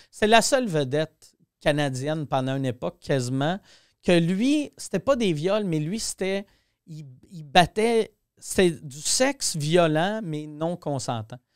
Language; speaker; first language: French; native; French